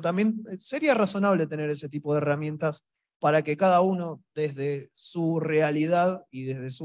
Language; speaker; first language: Spanish; native; Spanish